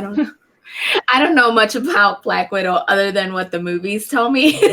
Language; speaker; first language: English; native; English